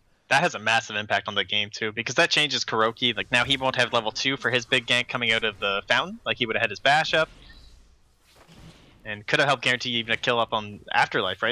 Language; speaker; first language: English; native; English